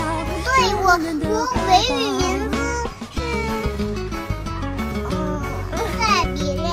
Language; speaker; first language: Chinese; non-native, local second language; Uyghur